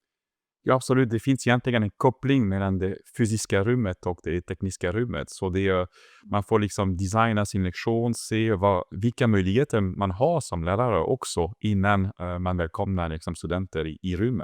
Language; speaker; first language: Swedish; non-native, fluent; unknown